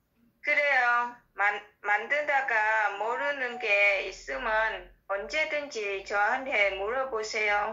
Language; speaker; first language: Korean; non-native, learner; Vietnamese